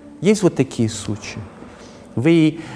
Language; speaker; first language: Russian; early bilingual, heritage; Russian